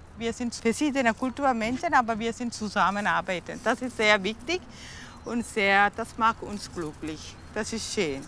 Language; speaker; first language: German; non-native, learner; Tamil